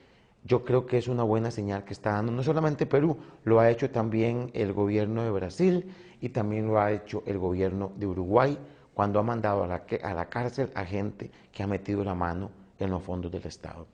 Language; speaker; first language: Spanish; native; Spanish